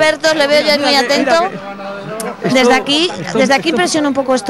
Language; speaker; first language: Spanish; native; Spanish